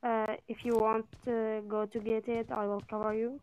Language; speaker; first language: English; non-native, learner; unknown